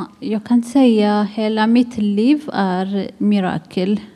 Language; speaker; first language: Swedish; non-native, learner; Tigrinya